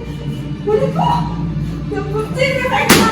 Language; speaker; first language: French; non-native, learner; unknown